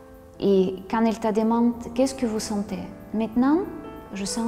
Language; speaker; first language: French; non-native, learner; Russian